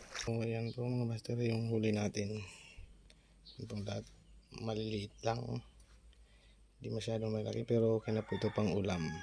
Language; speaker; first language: Filipino; non-native, local second language; Bikol